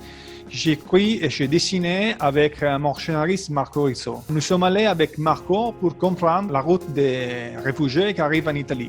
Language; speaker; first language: French; non-native, learner; Italian